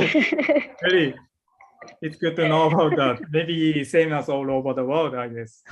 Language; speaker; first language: English; non-native, learner; Japanese